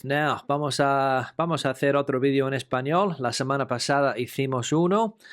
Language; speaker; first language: Spanish; non-native, fluent; English